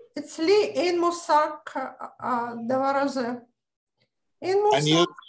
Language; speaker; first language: Hebrew; non-native, learner; Russian